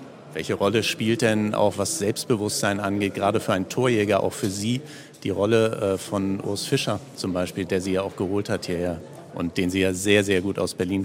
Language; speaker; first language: German; native; German